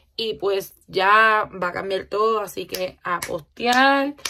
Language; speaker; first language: Spanish; early bilingual, heritage; Spanish